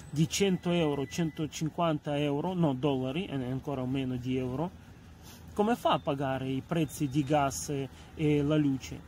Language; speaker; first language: Italian; non-native, fluent; Ukrainian